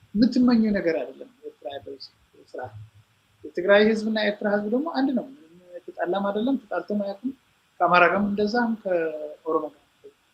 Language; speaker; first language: Amharic; non-native, local second language; Tigrinya